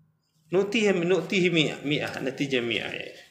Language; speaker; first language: Arabic; non-native, fluent; Indonesian